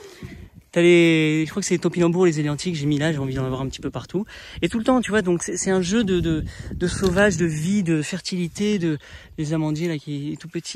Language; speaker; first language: French; native; French